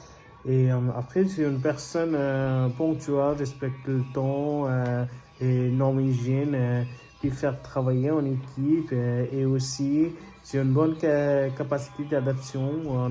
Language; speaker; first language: French; non-native, learner; Bangla